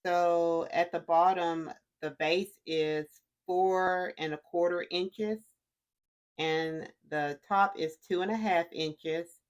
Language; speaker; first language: English; native; English